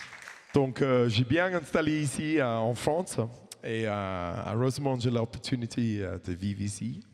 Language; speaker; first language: French; non-native, fluent; English